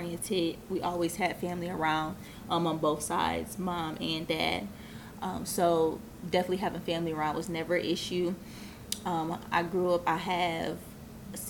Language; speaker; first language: English; native; English